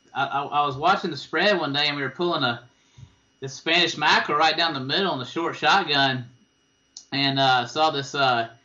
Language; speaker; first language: English; native; English